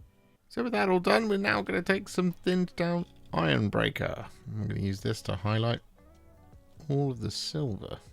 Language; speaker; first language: English; native; English